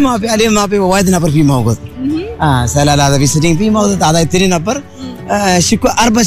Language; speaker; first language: Arabic; non-native, learner; Tamil